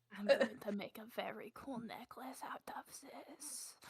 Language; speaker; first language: English; native; English